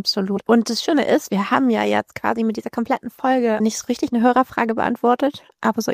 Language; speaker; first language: German; native; German